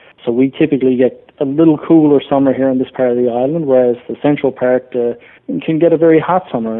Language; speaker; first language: English; native; English